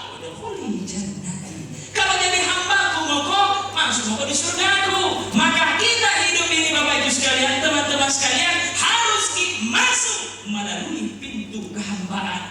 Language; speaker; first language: Indonesian; native; Indonesian